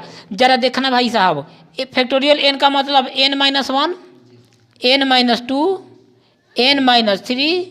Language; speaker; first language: Hindi; non-native, local second language; Bhojpuri